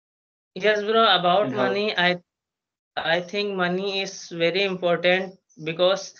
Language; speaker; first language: English; non-native, learner; Hindi